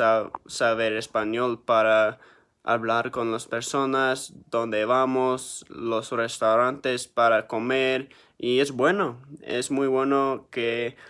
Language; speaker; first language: Spanish; early bilingual, heritage; Spanish